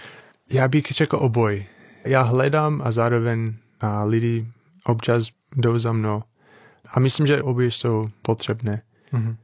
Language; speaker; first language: Czech; non-native, fluent; English